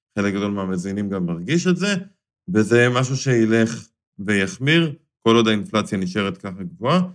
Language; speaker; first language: Hebrew; native; Hebrew